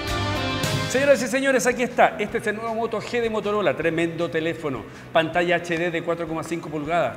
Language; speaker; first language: Spanish; native; Spanish